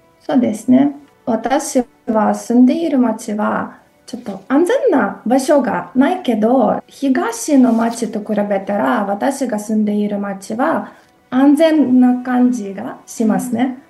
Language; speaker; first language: Japanese; non-native, fluent; Ukrainian